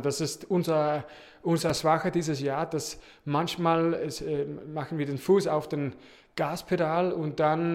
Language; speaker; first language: German; non-native, fluent; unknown